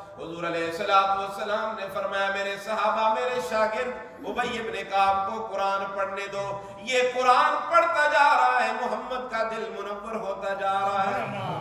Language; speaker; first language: Urdu; non-native, local second language; Northern Hindko